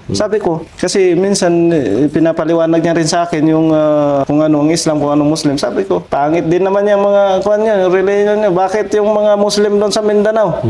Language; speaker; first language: Filipino; non-native, local second language; Waray